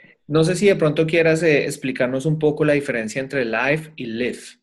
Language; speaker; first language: Spanish; native; Spanish